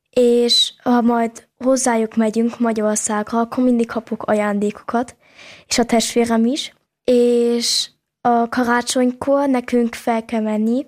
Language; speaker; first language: Hungarian; early bilingual, heritage; German